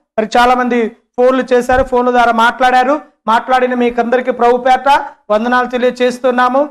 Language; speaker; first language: Telugu; non-native, local second language; Lambadi